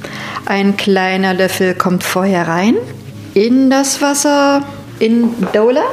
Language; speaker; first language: German; native; German